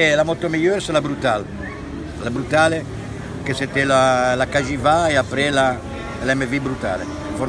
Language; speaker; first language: French; non-native, fluent; Italian